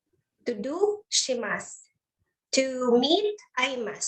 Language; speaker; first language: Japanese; non-native, learner; Filipino